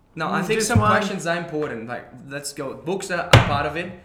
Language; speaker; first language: English; non-native, fluent; Portuguese